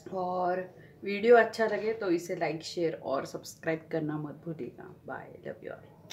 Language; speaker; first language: Hindi; non-native, local second language; Marathi